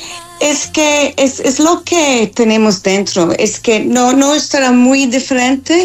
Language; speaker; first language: Spanish; non-native, fluent; English